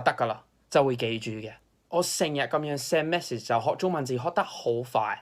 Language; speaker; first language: Cantonese; non-native, fluent; English